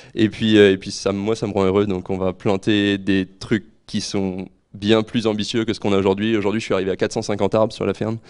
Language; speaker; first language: French; native; French